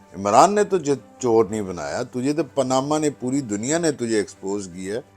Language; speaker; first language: Urdu; non-native, local second language; Pahari-Potwari